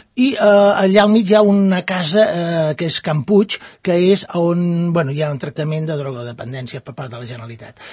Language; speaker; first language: Catalan; non-native, local second language; Spanish